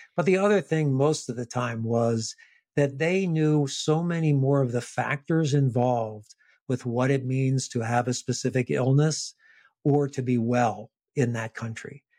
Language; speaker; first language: English; native; English